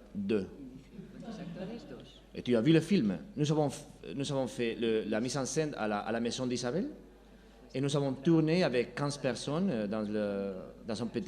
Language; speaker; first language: French; non-native, fluent; Spanish